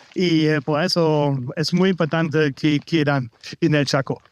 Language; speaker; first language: Spanish; non-native, learner; German